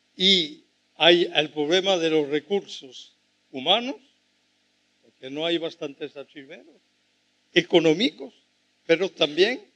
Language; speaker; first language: Spanish; non-native, fluent; French